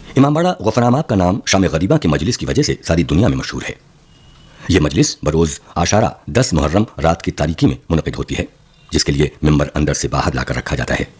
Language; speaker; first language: Urdu; native; Urdu